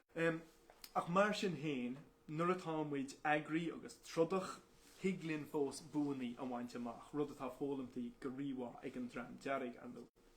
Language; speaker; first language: Irish; non-native, local second language; English